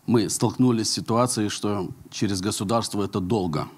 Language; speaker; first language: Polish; non-native, learner; Russian